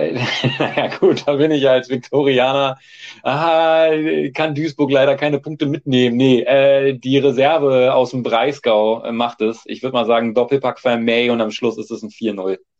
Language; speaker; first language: German; native; German